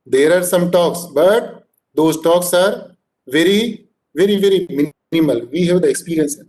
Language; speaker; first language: English; non-native, local second language; Hindi